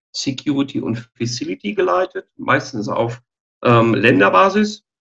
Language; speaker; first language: German; native; German